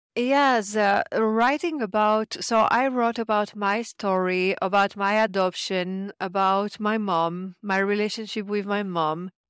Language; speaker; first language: English; non-native, fluent; French